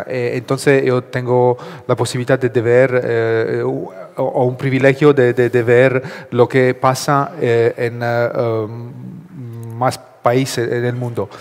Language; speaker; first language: Spanish; non-native, learner; Italian